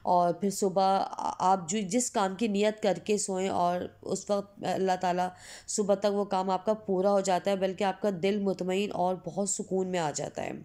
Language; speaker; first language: Hindi; native; Hindi